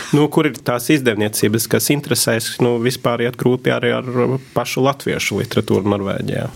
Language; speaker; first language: Latvian; non-native, fluent; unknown